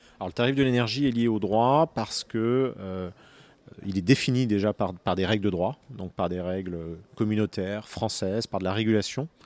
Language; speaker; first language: French; native; French